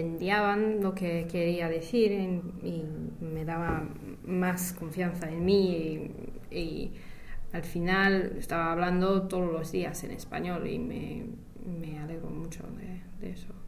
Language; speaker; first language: Spanish; non-native, fluent; English